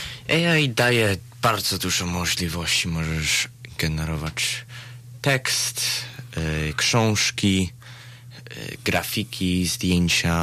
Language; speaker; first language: Polish; early bilingual, heritage; Polish